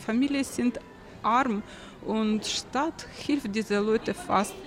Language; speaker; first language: German; non-native, learner; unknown